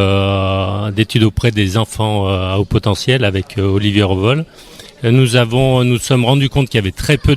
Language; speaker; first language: French; native; French